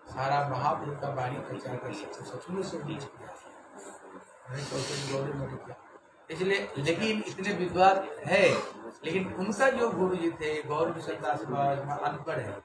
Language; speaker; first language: Hindi; non-native, local second language; Bangla